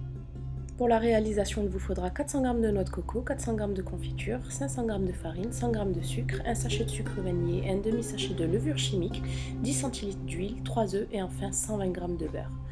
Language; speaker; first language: French; native; French